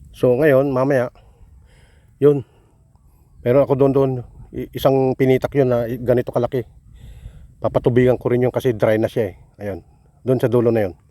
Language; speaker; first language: Filipino; non-native, local second language; Iloko